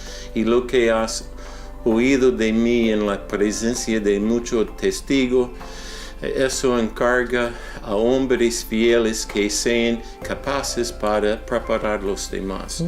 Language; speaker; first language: Spanish; non-native, fluent; English